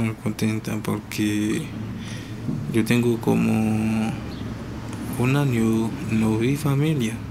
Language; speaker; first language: Spanish; non-native, learner; Haitian Creole